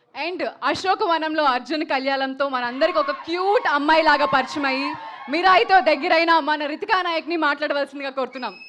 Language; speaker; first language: Telugu; native; Telugu